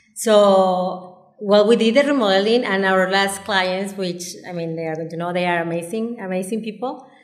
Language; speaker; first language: English; non-native, fluent; Spanish